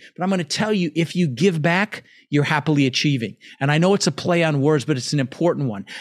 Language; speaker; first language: English; early bilingual, other home language; Dutch